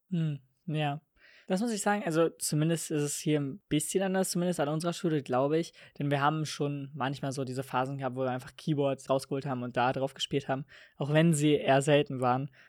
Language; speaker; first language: German; native; German